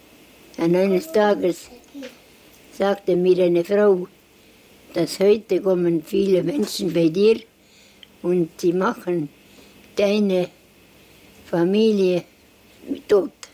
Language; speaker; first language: German; non-native, learner; Estonian